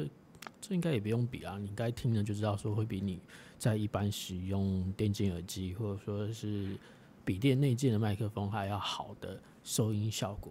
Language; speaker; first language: Chinese; native; Chinese